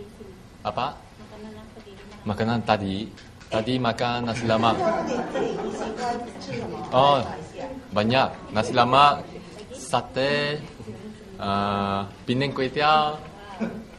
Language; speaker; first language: Indonesian; non-native, learner; Chinese